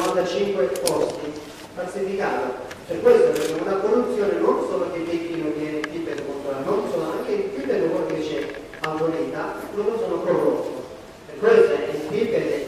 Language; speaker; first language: Italian; non-native, learner; Tibetan